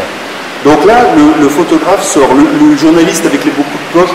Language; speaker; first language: French; native; French